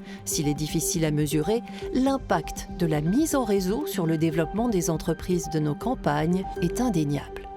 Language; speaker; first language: French; native; French